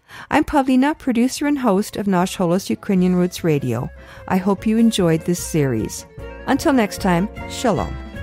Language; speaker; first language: English; native; English